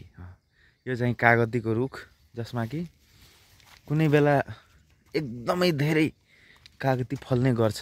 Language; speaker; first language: Nepali; non-native, local second language; Maithili